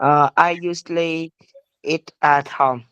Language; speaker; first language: English; non-native, learner; Vietnamese